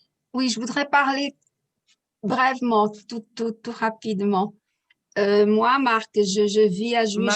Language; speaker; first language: French; non-native, fluent; Portuguese